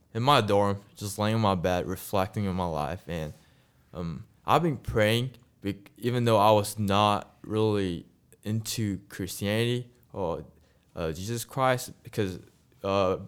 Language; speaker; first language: English; non-native, local second language; Chinese